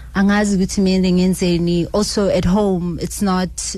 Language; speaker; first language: English; non-native, local second language; Zulu